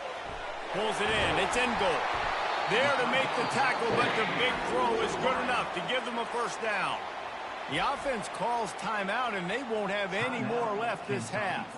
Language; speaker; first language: English; native; English